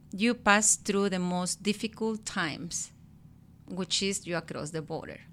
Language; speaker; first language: English; non-native, learner; Spanish